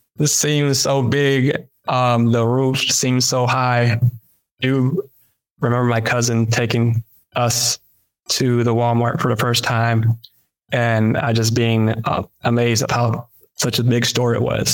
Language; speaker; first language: English; early bilingual, other home language; Spanish